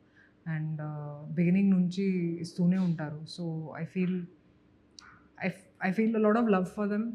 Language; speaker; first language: Telugu; non-native, fluent; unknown